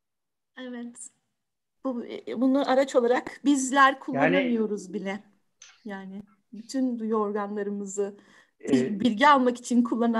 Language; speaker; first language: Turkish; native; Turkish